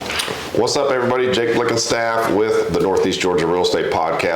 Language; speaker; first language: English; native; English